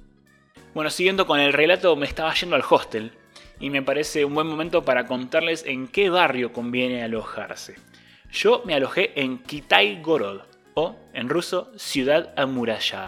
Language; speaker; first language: Spanish; native; Spanish